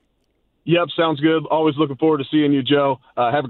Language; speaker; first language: English; native; English